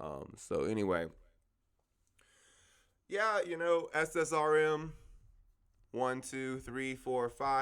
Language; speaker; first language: English; native; English